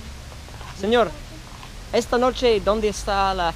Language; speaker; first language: Spanish; non-native, learner; English